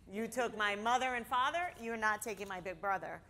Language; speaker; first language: English; native; English